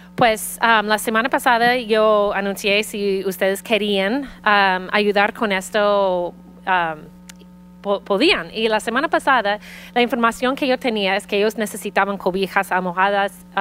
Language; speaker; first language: Spanish; early bilingual, heritage; Spanish